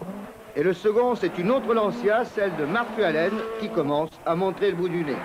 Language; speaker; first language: French; native; French